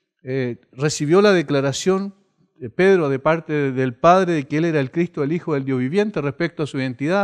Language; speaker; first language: Spanish; native; Spanish